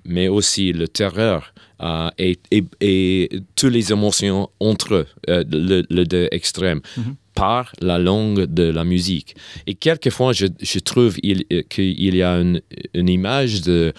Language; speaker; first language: French; non-native, learner; English